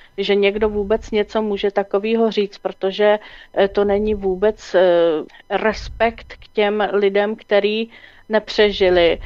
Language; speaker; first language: Czech; native; Czech